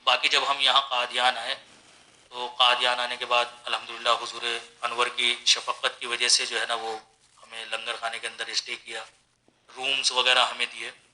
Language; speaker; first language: Urdu; native; Urdu